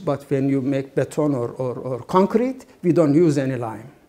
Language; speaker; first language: English; non-native, fluent; Turkish